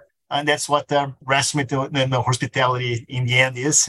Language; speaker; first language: English; non-native, fluent; Portuguese